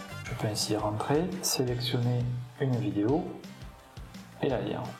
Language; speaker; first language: French; native; French